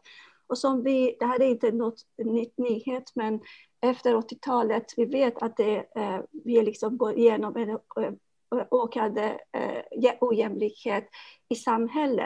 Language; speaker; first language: Swedish; non-native, fluent; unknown